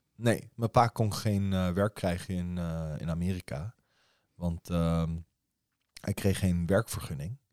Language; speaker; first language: Dutch; early bilingual, other home language; Persian